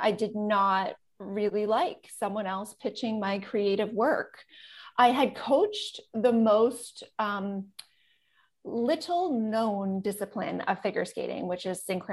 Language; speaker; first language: English; native; English